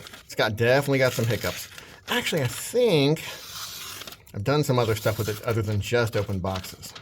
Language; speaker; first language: English; native; English